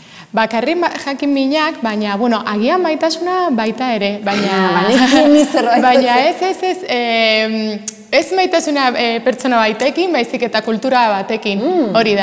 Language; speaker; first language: Basque; non-native, fluent; Spanish